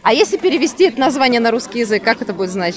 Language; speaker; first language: Russian; native; Russian